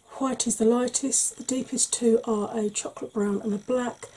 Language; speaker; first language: English; native; English